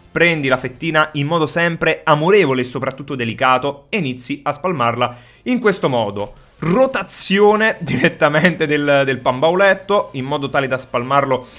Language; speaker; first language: Italian; native; Italian